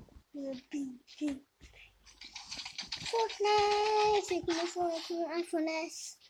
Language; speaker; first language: Swedish; early bilingual, other home language; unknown